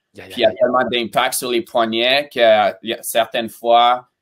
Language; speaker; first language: French; early bilingual, other home language; Romanian